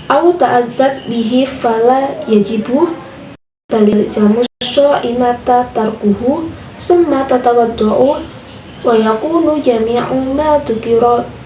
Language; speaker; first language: Arabic; non-native, learner; Indonesian